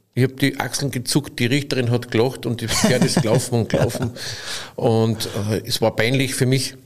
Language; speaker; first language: German; native; German